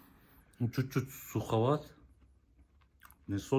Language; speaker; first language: Russian; non-native, local second language; Kazakh